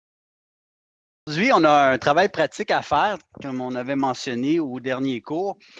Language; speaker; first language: French; native; French